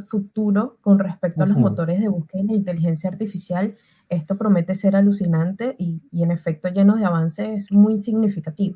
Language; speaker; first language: Spanish; native; Spanish